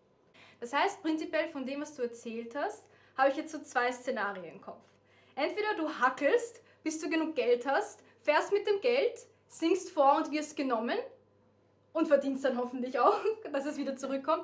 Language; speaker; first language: German; native; German